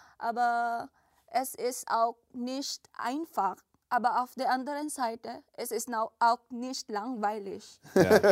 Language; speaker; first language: German; non-native, learner; Filipino